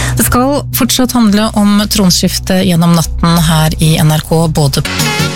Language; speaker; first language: Norwegian; native; Norwegian